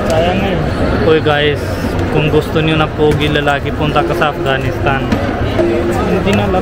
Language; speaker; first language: Filipino; non-native, learner; Hindi